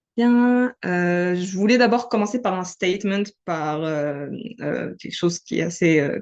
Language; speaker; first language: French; non-native, local second language; Arabic